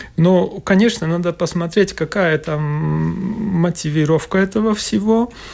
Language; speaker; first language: Russian; non-native, local second language; Latvian